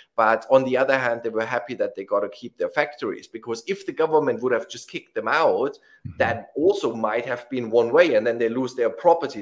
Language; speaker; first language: English; non-native, fluent; German